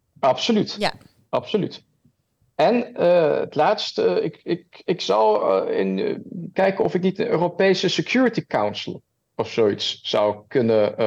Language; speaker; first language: Dutch; early bilingual, heritage; German